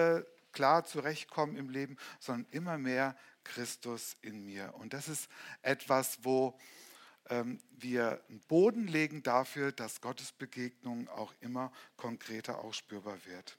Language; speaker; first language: German; native; German